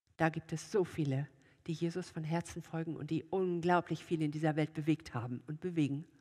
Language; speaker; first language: German; native; German